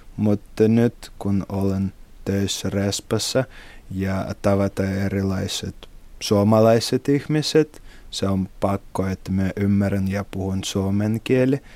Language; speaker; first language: Finnish; non-native, learner; Russian